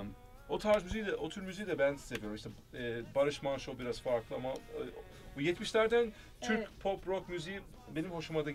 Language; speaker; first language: Turkish; early bilingual, heritage; Turkish